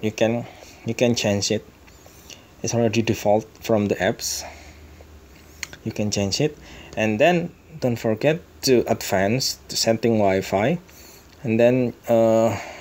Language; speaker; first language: English; non-native, learner; Indonesian